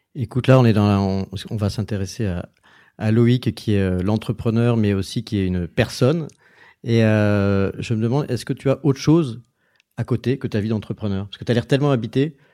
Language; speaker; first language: French; native; French